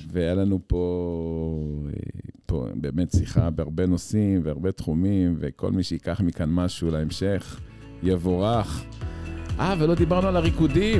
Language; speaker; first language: Hebrew; native; Hebrew